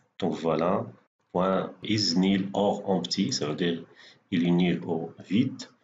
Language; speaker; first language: French; non-native, local second language; Arabic